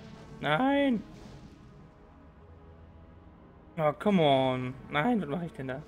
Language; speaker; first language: German; native; German